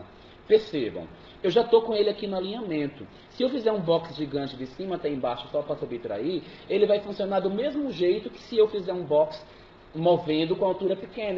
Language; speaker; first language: Portuguese; native; Portuguese